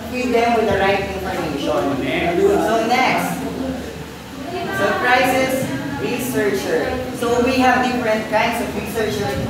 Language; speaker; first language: English; non-native, local second language; Filipino